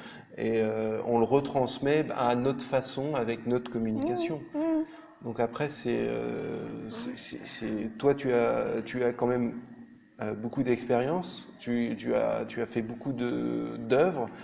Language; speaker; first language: French; native; French